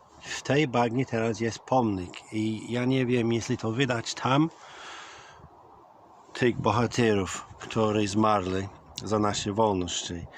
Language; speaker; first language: Polish; early bilingual, heritage; English